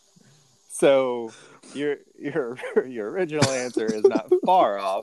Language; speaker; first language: English; native; English